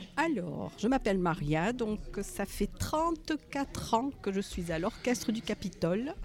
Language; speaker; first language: French; native; French